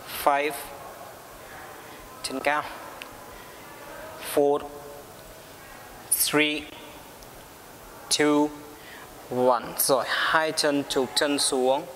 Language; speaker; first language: Vietnamese; non-native, learner; Hindi